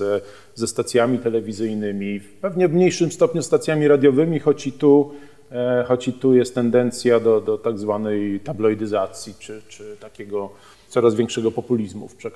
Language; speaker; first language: Polish; native; Polish